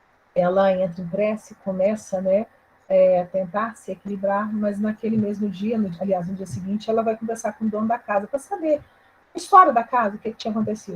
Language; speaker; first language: Portuguese; native; Portuguese